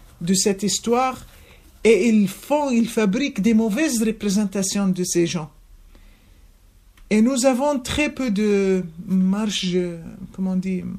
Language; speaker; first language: French; non-native, fluent; Arabic